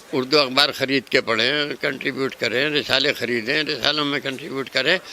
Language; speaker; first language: Urdu; native; Urdu